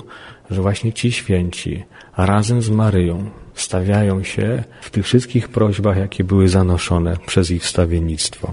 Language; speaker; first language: Polish; native; Polish